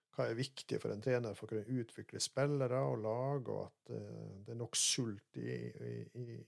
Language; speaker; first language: Norwegian; native; Norwegian